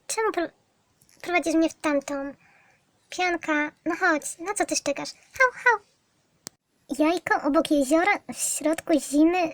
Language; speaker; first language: Polish; native; Polish